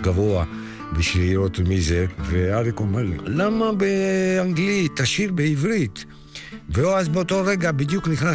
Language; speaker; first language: Hebrew; non-native, fluent; Spanish